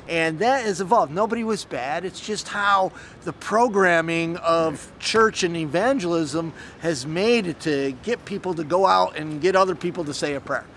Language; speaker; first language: English; native; English